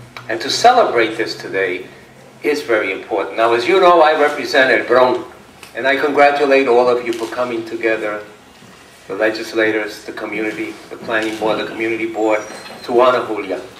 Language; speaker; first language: English; early bilingual, other home language; Spanish